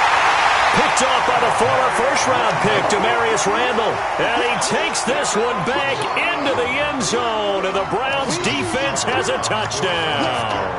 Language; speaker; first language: English; native; English